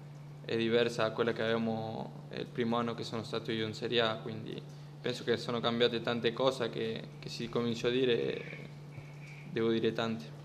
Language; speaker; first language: Italian; non-native, fluent; Spanish